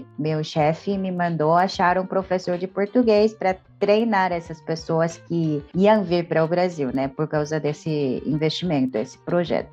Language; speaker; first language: Portuguese; non-native, fluent; Korean